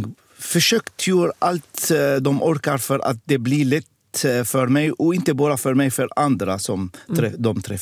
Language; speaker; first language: Swedish; non-native, fluent; Arabic